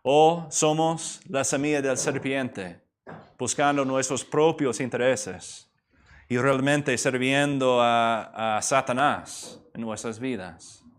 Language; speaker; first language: Spanish; non-native, fluent; English